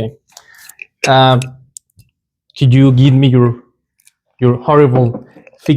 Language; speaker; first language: English; non-native, learner; Spanish